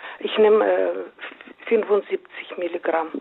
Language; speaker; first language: German; non-native, learner; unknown